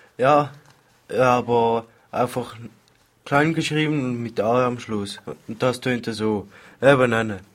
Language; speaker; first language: German; early bilingual, other home language; Portuguese